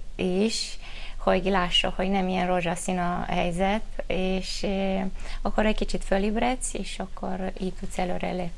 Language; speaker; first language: Hungarian; non-native, fluent; Romanian